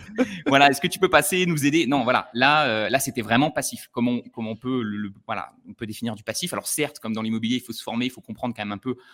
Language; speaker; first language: French; native; French